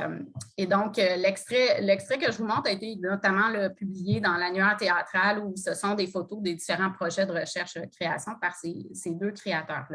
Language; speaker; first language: French; native; French